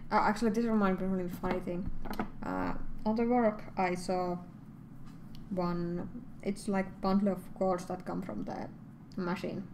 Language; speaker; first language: English; non-native, fluent; Finnish